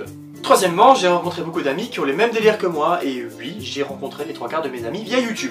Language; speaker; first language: French; native; French